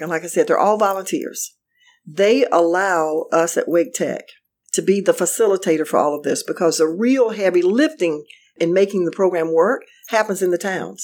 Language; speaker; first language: English; native; English